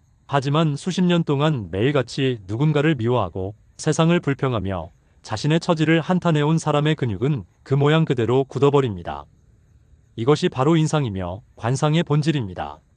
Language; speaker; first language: Korean; native; Korean